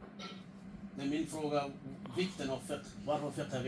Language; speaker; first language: Swedish; non-native, fluent; Urdu